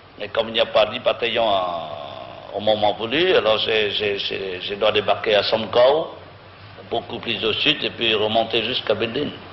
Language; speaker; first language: French; non-native, local second language; Vietnamese